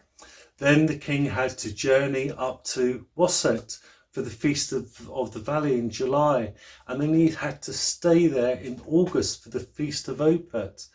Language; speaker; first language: English; native; English